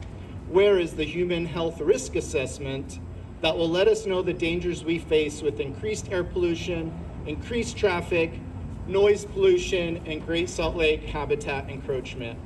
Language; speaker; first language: English; native; English